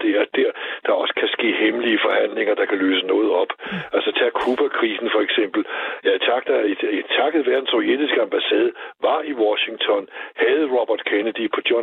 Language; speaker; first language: Danish; native; Danish